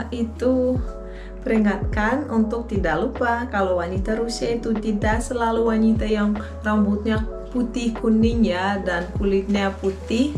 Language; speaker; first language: Indonesian; non-native, fluent; Russian